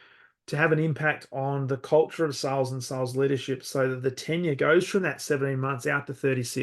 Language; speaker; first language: English; native; English